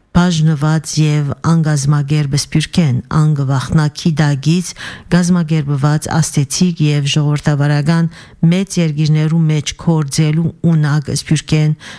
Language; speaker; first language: Armenian; early bilingual, heritage; Armenian